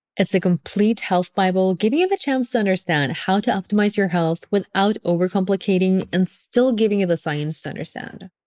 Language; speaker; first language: English; non-native, fluent; Norwegian